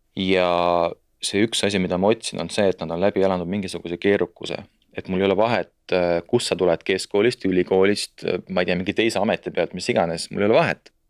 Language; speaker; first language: Estonian; native; Estonian